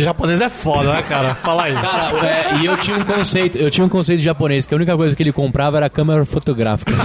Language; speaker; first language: Portuguese; native; Portuguese